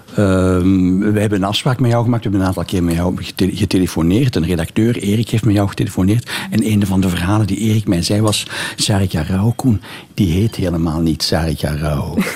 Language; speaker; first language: Dutch; native; Dutch